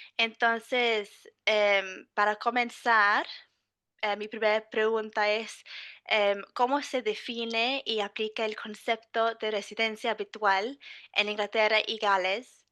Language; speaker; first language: Spanish; non-native, fluent; English